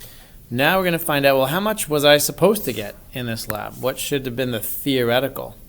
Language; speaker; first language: English; native; English